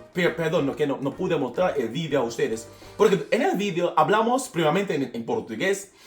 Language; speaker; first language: Spanish; non-native, fluent; English